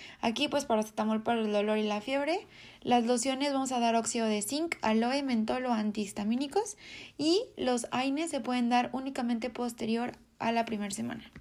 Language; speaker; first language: Spanish; native; Spanish